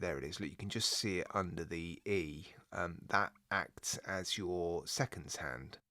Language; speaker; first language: English; native; English